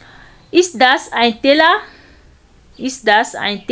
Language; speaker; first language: German; non-native, learner; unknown